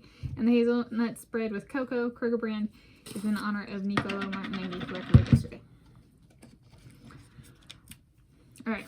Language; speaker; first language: English; native; English